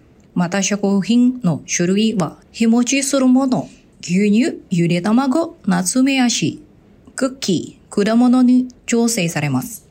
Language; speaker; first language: Japanese; non-native, fluent; Indonesian